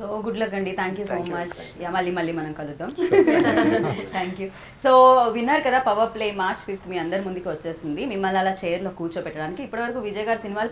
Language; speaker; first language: Telugu; native; Telugu